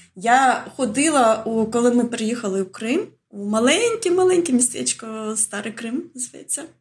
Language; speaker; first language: Ukrainian; early bilingual, other home language; Russian